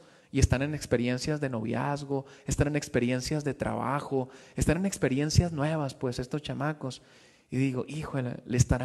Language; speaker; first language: Spanish; native; Spanish